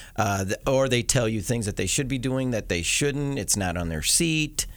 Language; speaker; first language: English; native; English